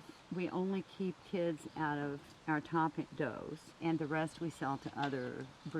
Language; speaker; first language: English; native; English